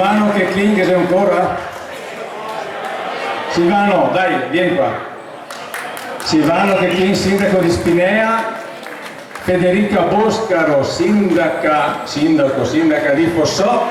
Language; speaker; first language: Italian; native; Italian